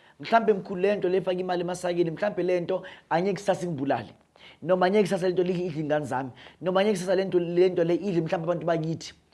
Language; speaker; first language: Zulu; non-native, local second language; Northern Sotho